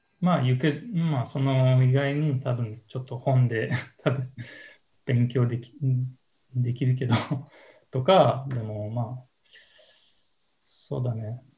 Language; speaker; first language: Japanese; non-native, learner; English